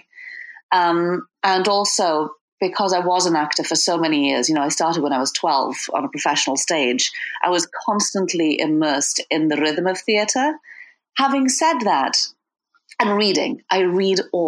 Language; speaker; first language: English; native; English